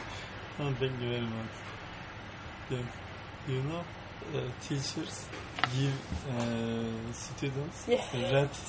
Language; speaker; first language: English; non-native, learner; Turkish